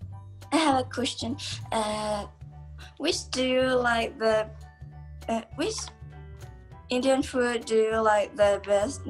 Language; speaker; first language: English; non-native, learner; Japanese